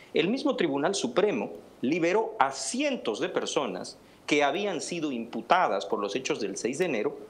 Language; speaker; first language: Spanish; native; Spanish